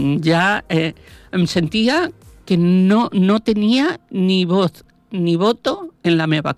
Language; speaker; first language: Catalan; non-native, local second language; Spanish